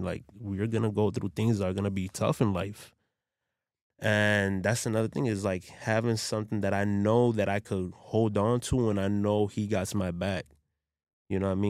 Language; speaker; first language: English; early bilingual, other home language; Spanish